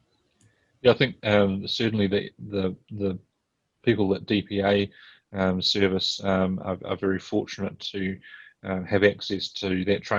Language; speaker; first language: English; native; English